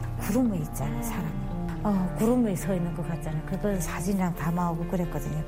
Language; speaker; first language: Korean; native; Korean